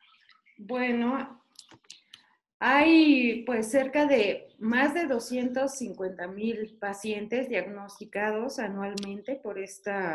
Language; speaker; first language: Spanish; native; Spanish